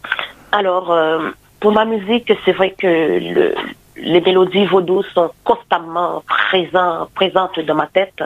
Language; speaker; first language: French; non-native, local second language; Haitian Creole